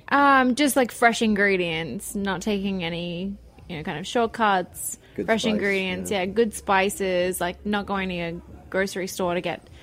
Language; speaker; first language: English; native; English